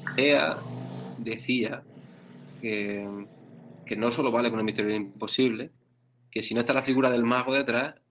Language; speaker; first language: Spanish; native; Spanish